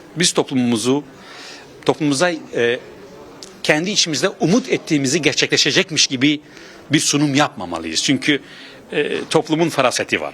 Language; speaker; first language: Turkish; non-native, local second language; Kurdish